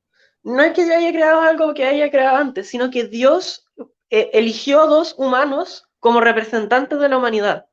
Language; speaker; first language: Spanish; native; Spanish